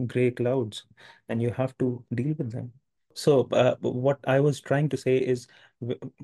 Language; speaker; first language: English; non-native, local second language; Hindi